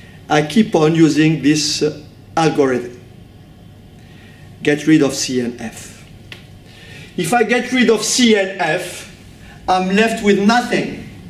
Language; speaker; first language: English; non-native, fluent; French